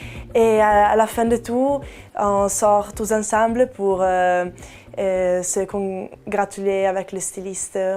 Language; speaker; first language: French; non-native, local second language; Italian